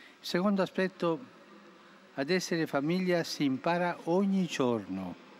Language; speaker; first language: Italian; non-native, fluent; Spanish